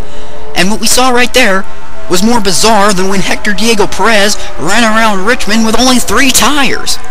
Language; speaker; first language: English; native; English